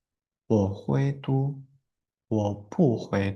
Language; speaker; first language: Chinese; non-native, fluent; Uzbek